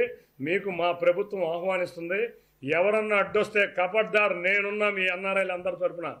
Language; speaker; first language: Telugu; native; Telugu